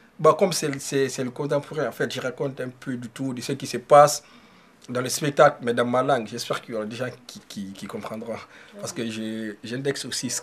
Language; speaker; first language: French; non-native, local second language; Susu